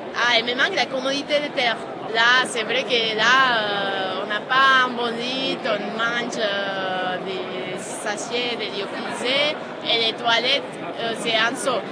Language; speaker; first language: French; non-native, fluent; Spanish